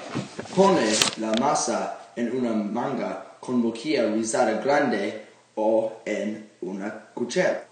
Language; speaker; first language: Spanish; non-native, learner; English